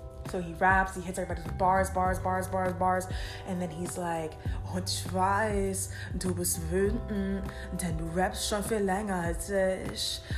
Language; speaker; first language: German; non-native, fluent; English